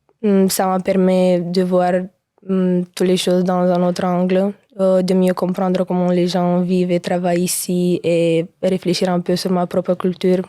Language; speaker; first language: French; non-native, learner; Romanian